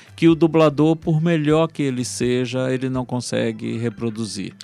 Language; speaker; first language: Portuguese; native; Portuguese